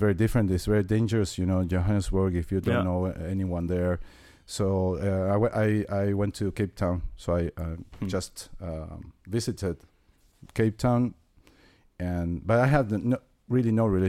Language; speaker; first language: English; non-native, fluent; Spanish